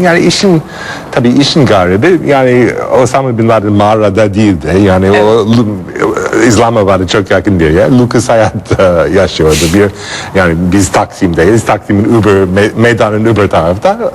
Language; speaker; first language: Turkish; non-native, fluent; English